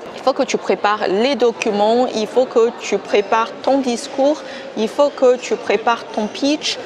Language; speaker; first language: French; non-native, fluent; Chinese